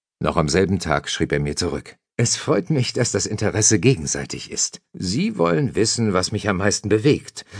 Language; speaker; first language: German; native; German